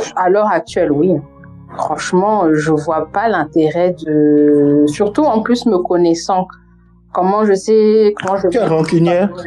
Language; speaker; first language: French; native; French